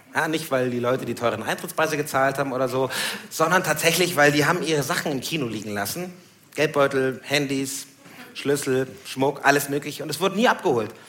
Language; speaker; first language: German; early bilingual, other home language; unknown